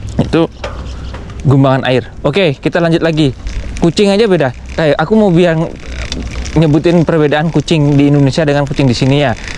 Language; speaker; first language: Indonesian; native; Indonesian